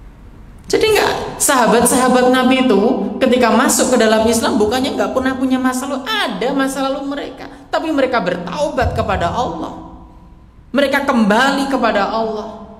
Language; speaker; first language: Indonesian; non-native, local second language; Javanese